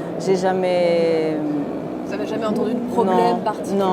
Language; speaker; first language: French; native; French